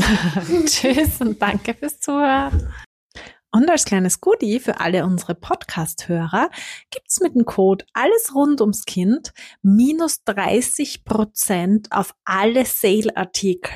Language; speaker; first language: German; native; German